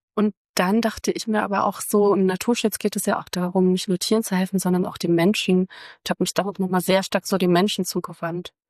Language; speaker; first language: German; early bilingual, other home language; Croatian